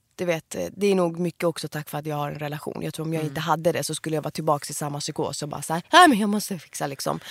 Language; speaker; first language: Swedish; early bilingual, other home language; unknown